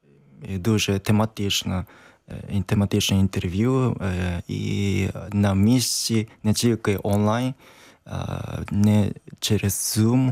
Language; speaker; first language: Ukrainian; non-native, learner; Japanese